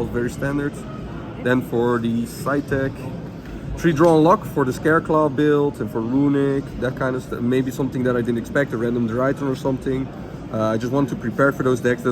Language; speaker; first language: English; non-native, fluent; Dutch